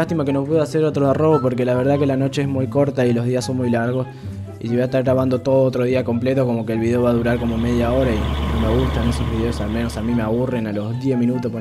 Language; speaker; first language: Spanish; native; Spanish